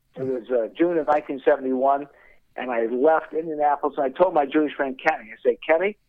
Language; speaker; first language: English; native; English